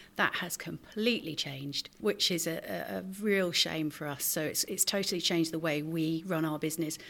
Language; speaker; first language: English; native; English